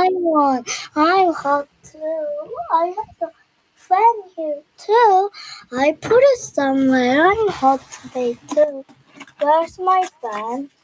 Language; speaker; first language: English; non-native, learner; Korean